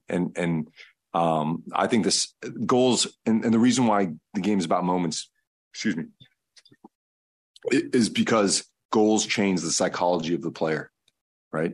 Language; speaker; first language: English; early bilingual, other home language; Spanish